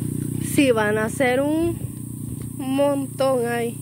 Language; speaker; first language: Spanish; native; Spanish